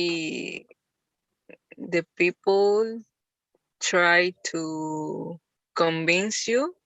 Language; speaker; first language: English; non-native, learner; Spanish